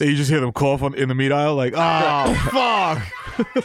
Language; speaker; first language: English; early bilingual, other home language; Spanish